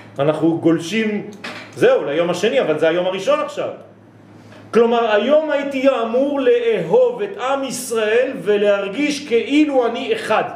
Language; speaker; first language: Hebrew; non-native, fluent; French